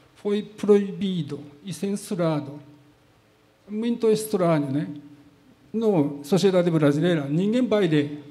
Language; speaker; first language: Portuguese; non-native, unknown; Japanese